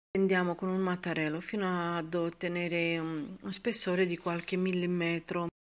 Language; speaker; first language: Italian; non-native, fluent; Romanian